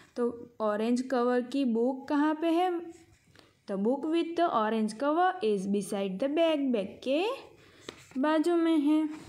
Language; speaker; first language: Hindi; non-native, local second language; Gujarati